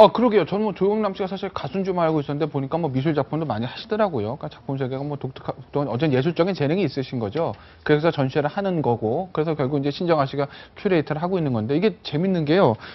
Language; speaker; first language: Korean; native; Korean